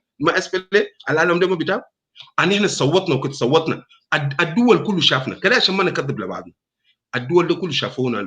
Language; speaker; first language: Arabic; non-native, local second language; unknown